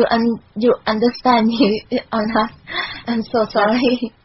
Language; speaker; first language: English; non-native, learner; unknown